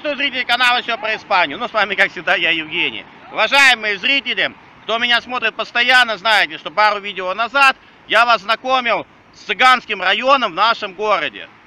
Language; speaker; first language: Russian; native; Russian